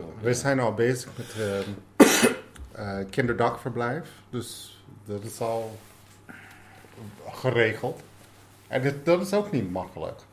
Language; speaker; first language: Dutch; non-native, fluent; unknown